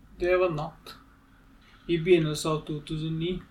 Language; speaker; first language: Norwegian; non-native, learner; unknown